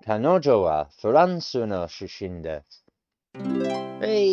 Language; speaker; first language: Japanese; non-native, learner; English